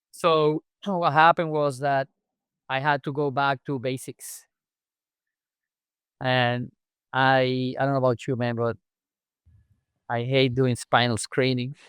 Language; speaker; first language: English; non-native, local second language; Spanish